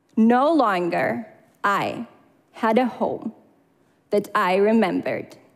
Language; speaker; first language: English; non-native, fluent; Russian